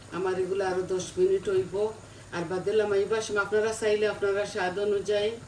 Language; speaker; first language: Bangla; native; Bangla